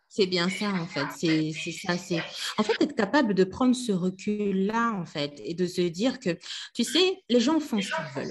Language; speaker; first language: French; non-native, local second language; Lingala